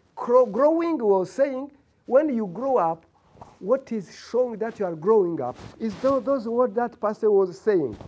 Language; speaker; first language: English; non-native, local second language; Kinyarwanda